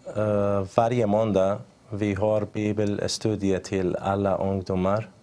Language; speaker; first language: Swedish; non-native, fluent; Arabic